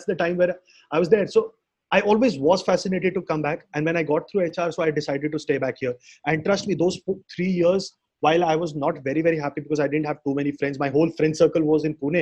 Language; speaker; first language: English; non-native, local second language; Hindi